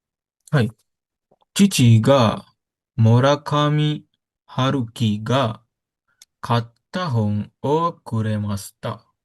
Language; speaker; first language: Japanese; non-native, learner; Sinhala